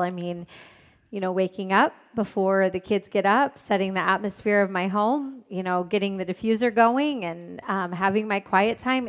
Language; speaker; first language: English; native; English